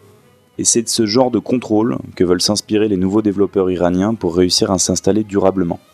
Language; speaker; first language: French; native; French